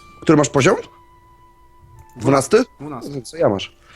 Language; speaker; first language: Polish; native; Polish